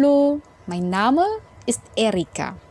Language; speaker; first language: German; non-native, learner; Indonesian